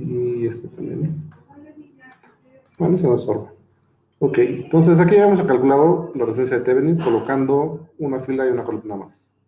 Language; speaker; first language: Spanish; native; Spanish